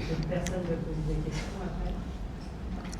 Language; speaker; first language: French; native; French